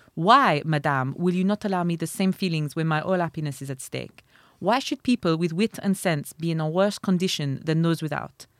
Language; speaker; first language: English; native; English